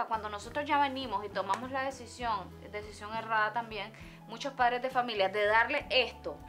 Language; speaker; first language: Spanish; native; Spanish